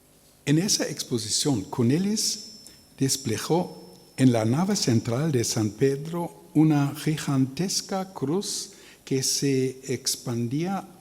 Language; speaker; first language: Spanish; non-native, learner; German